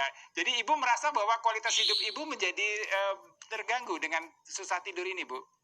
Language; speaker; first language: Indonesian; native; Indonesian